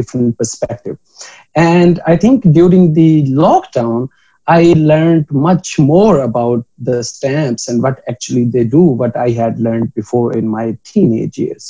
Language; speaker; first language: English; non-native, local second language; Urdu